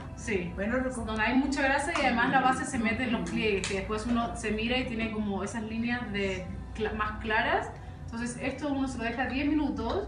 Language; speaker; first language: Spanish; native; Spanish